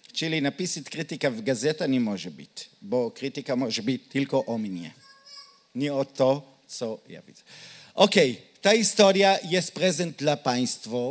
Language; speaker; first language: Polish; non-native, learner; Hebrew